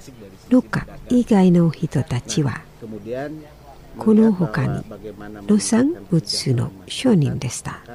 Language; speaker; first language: Japanese; non-native, learner; Indonesian